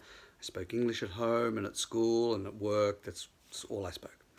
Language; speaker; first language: English; native; English